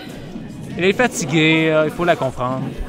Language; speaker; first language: French; native; French